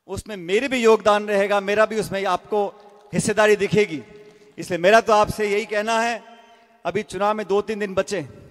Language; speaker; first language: Hindi; native; Hindi